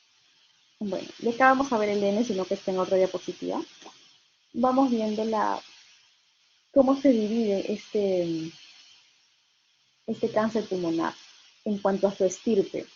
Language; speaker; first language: Spanish; native; Spanish